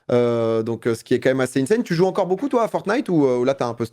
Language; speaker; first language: French; native; French